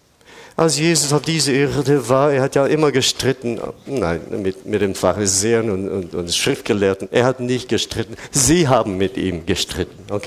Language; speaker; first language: German; non-native, fluent; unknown